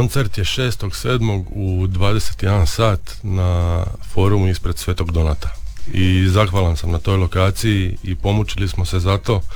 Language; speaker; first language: Serbian; native; Serbian